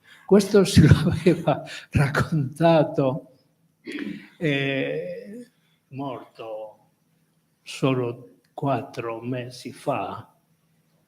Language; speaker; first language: Italian; non-native, fluent; Spanish